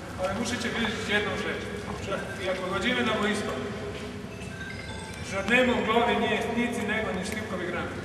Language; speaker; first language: Polish; non-native, fluent; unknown